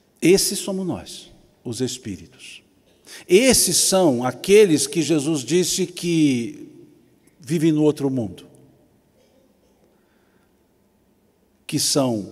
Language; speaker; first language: Portuguese; native; Portuguese